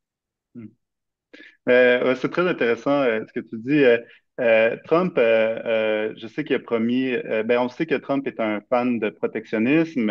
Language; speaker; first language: French; native; French